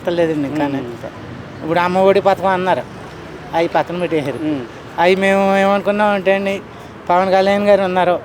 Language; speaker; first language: Telugu; native; Telugu